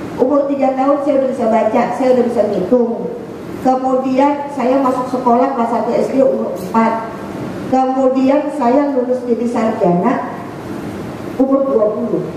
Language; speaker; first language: Indonesian; native; Indonesian